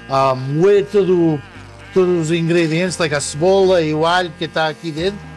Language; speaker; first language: Portuguese; early bilingual, heritage; Portuguese